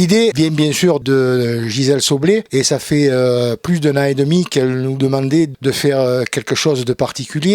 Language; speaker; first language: French; native; French